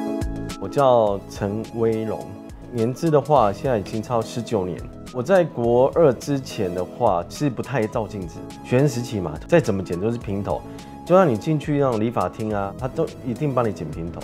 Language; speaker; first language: Chinese; native; Chinese